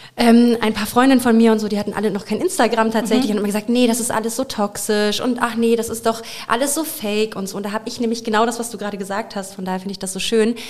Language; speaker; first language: German; native; German